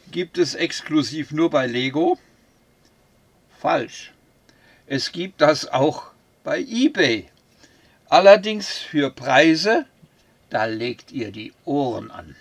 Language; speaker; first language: German; native; German